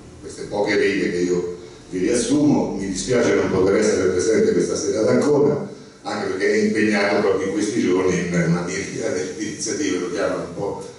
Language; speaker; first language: Italian; native; Italian